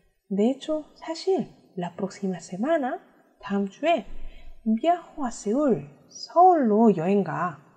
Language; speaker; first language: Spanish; non-native, fluent; Korean